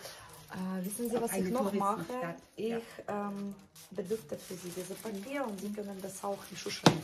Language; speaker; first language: German; non-native, fluent; Russian